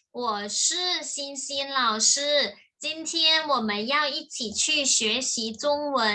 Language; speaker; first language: Chinese; non-native, fluent; Thai